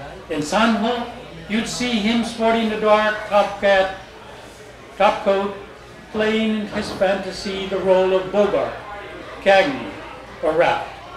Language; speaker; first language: English; early bilingual, other home language; Spanish